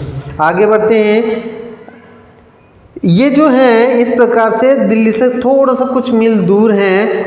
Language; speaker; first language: Hindi; native; Hindi